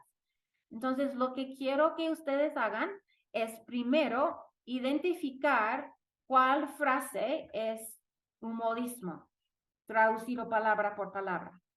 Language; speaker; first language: Spanish; non-native, fluent; English